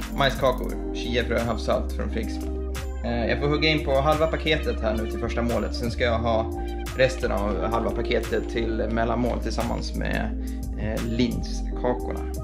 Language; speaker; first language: Swedish; early bilingual, other home language; Estonian